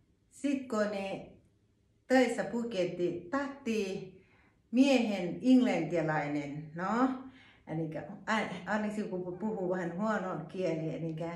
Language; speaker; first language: Finnish; non-native, learner; Thai